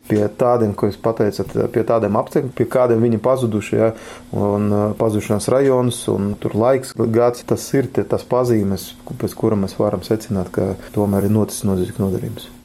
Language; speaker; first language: Latvian; non-native, local second language; Russian